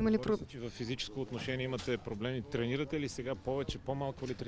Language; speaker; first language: Bulgarian; native; Bulgarian